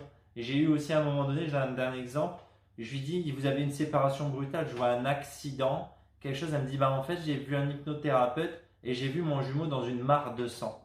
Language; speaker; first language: French; native; French